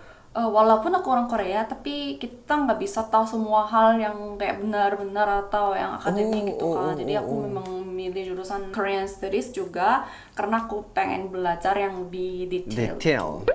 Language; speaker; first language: Indonesian; non-native, fluent; Korean